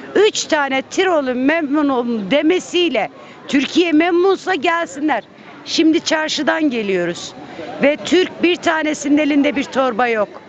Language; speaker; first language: Turkish; native; Turkish